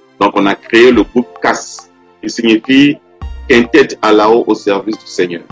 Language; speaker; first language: French; non-native, local second language; Yoruba